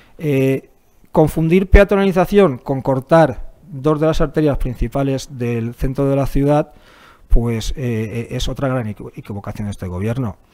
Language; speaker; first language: Spanish; native; Spanish